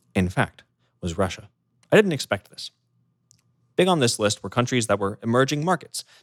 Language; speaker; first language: English; native; English